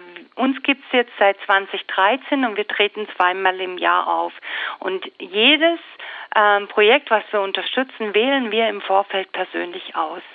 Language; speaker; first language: German; native; German